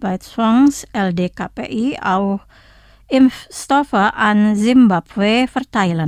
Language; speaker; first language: German; non-native, fluent; Indonesian